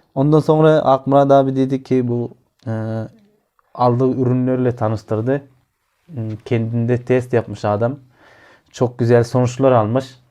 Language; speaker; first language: Turkish; non-native, learner; Turkmen